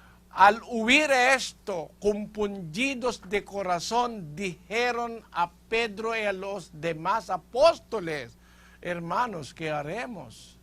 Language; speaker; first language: Spanish; non-native, fluent; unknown